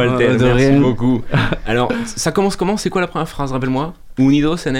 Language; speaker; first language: French; native; French